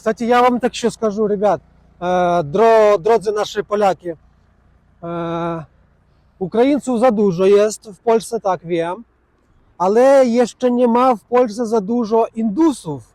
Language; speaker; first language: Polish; non-native, learner; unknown